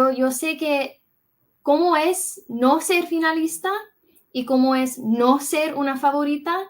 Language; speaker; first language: Spanish; early bilingual, heritage; English